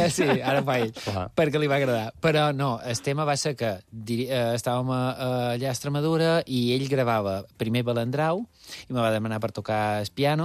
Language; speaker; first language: Catalan; native; Catalan